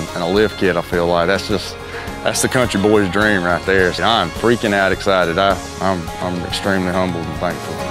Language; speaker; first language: English; native; English